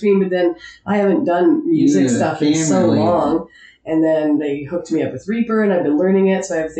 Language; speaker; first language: English; native; English